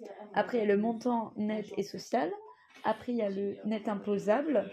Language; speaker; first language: French; native; French